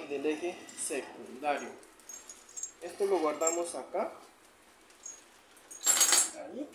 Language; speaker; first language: Spanish; native; Spanish